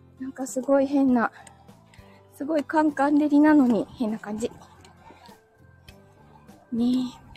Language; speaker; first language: Japanese; native; Japanese